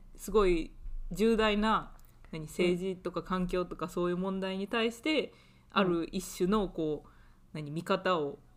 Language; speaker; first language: Japanese; native; Japanese